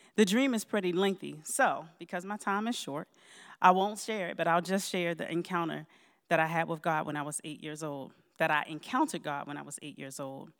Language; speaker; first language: English; native; English